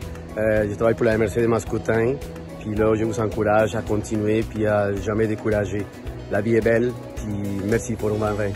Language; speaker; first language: French; non-native, fluent; Spanish